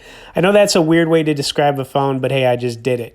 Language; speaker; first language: English; native; English